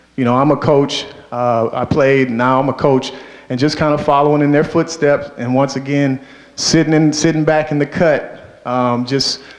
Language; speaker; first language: English; native; English